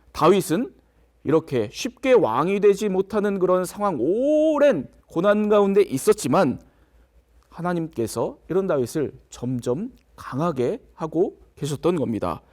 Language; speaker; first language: Korean; native; Korean